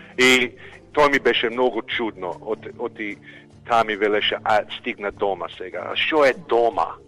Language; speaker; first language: Macedonian; early bilingual, heritage; Macedonian